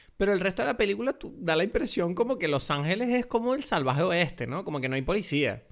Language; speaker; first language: Spanish; native; Spanish